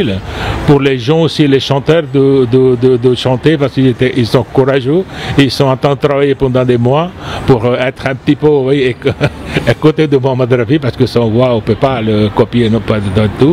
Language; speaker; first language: French; non-native, fluent; Punjabi